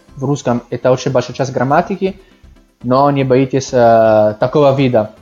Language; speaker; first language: Russian; non-native, fluent; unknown